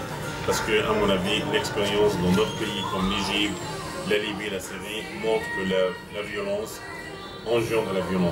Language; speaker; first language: French; non-native, fluent; Arabic